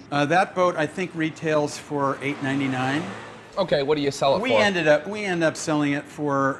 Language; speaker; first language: English; native; English